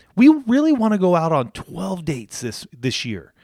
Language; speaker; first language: English; native; English